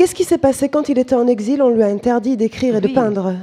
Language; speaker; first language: French; native; French